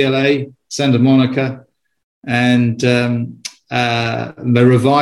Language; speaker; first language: English; native; English